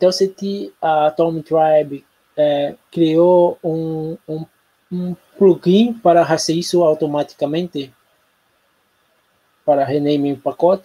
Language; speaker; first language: Spanish; non-native, learner; Portuguese